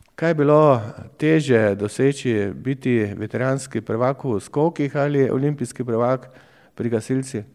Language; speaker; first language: Slovenian; native; Slovenian